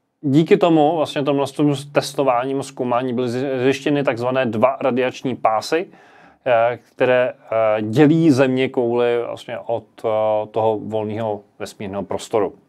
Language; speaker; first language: Czech; native; Czech